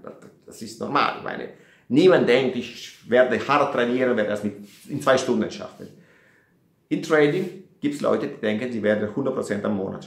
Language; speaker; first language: German; non-native, fluent; Italian